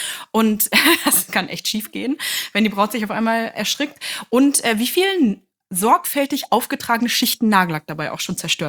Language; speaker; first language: German; native; German